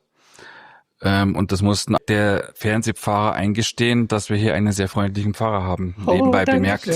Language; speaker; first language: German; native; German